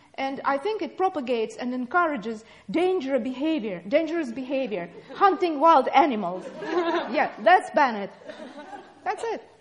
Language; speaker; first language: English; non-native, fluent; Russian